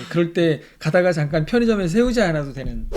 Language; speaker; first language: Korean; native; Korean